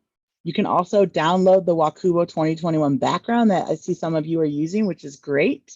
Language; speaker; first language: English; native; English